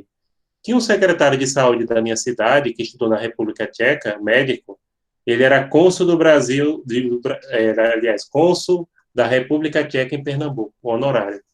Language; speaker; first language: Portuguese; native; Portuguese